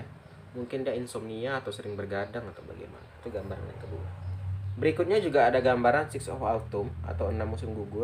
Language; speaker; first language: Indonesian; native; Indonesian